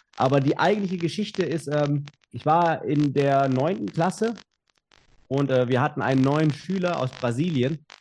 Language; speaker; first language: German; native; German